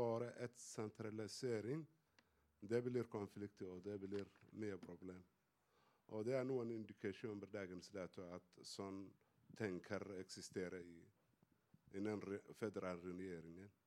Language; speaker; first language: Swedish; non-native, learner; Somali